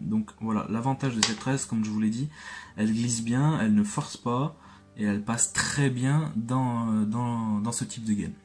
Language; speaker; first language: French; native; French